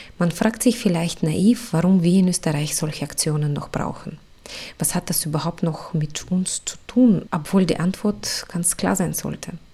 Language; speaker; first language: German; non-native, fluent; Russian